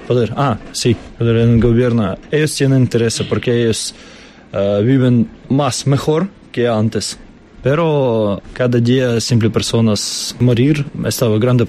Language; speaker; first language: Spanish; non-native, learner; Russian